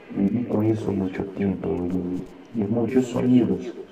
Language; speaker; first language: Spanish; non-native, learner; Portuguese